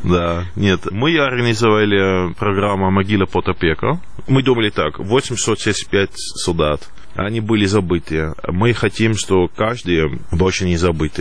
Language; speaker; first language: Russian; non-native, fluent; Dutch